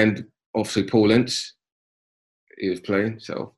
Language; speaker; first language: English; native; English